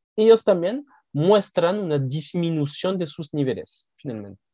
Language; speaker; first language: Spanish; non-native, fluent; French